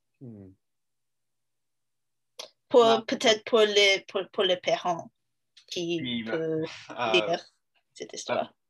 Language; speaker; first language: French; non-native, learner; English